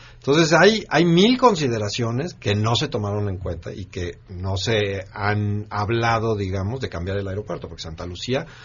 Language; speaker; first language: Spanish; native; Spanish